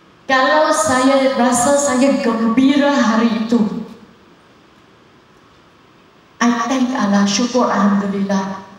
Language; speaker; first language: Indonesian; non-native, local second language; Chinese